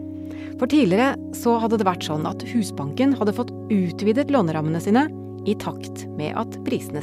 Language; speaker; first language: Norwegian; native; Norwegian